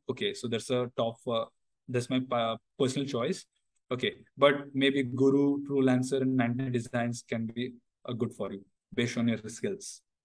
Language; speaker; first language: English; non-native, local second language; Odia